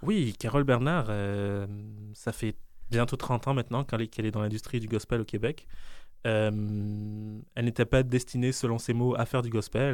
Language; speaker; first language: French; native; French